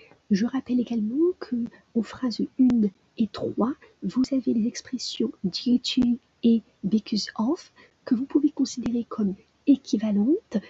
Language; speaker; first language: French; native; French